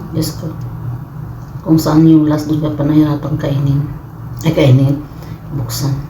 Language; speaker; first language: Filipino; non-native, local second language; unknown